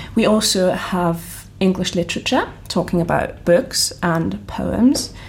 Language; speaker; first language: English; non-native, fluent; German